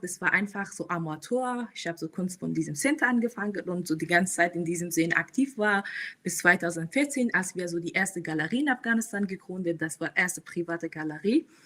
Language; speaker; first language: German; non-native, fluent; Persian